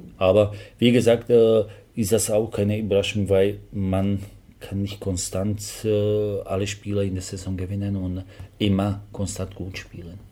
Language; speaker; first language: German; non-native, fluent; Slovak